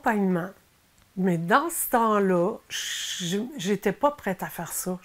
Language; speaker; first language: French; native; French